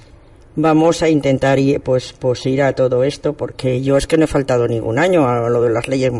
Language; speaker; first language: Spanish; native; Spanish